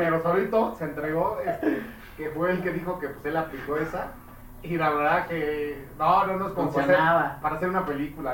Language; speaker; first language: Spanish; native; Spanish